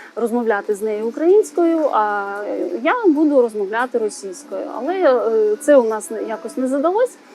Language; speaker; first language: Ukrainian; non-native, fluent; Russian